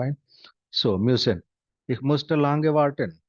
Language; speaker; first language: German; non-native, fluent; Hindi